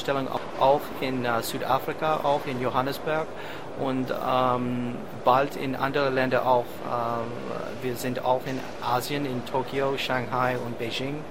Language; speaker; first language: German; non-native, fluent; English